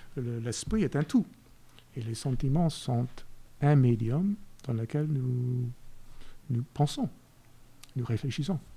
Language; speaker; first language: French; non-native, fluent; English